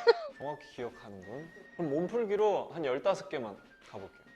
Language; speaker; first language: Korean; native; Korean